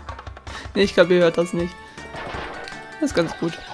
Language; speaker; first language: German; native; German